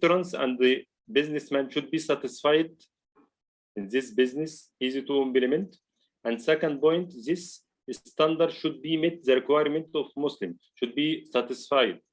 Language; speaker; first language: English; non-native, learner; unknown